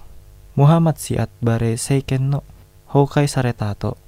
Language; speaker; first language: Japanese; non-native, fluent; Indonesian